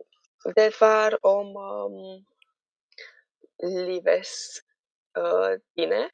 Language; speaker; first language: Norwegian; non-native, learner; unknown